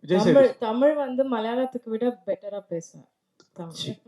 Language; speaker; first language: Tamil; non-native, local second language; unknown